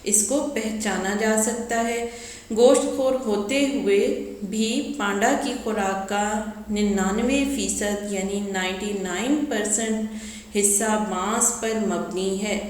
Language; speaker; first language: Urdu; native; Urdu